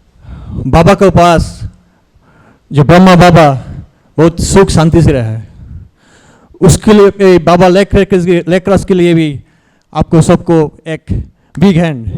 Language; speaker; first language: Hindi; non-native, learner; Bangla